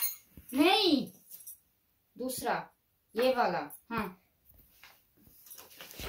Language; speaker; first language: Hindi; non-native, learner; Polish